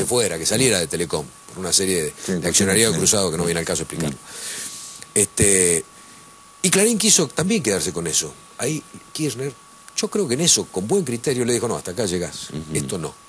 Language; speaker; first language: Spanish; native; Spanish